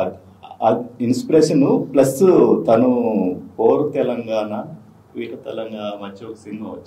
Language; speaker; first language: Telugu; native; Telugu